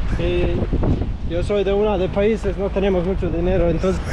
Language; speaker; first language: Spanish; non-native, learner; Bosnian